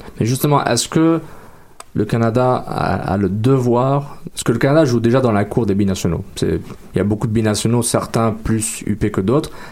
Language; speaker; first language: French; native; French